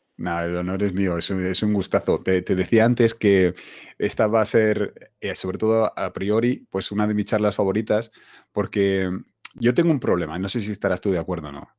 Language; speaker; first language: Spanish; native; Spanish